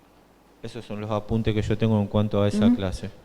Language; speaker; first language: Spanish; native; Spanish